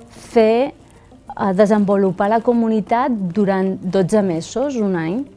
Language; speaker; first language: Catalan; early bilingual, other home language; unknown